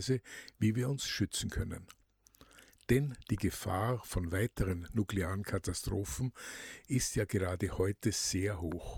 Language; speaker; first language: German; native; German